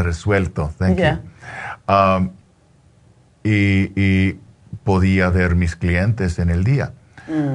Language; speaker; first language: Spanish; early bilingual, heritage; Spanish